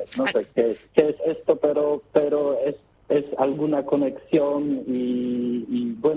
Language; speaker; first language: Spanish; non-native, learner; Polish